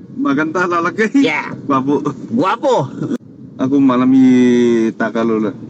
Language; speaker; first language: Filipino; non-native, learner; Chinese